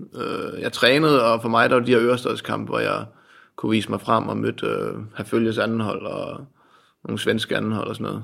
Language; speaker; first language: Danish; native; Danish